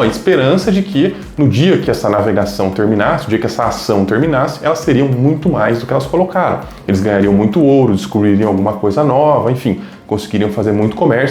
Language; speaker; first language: Portuguese; native; Portuguese